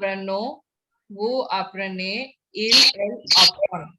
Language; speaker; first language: French; non-native, learner; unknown